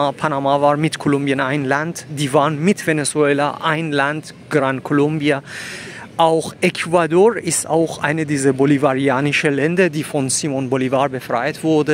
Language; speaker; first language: German; non-native, fluent; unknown